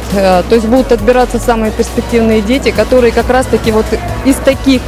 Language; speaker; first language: Russian; native; Russian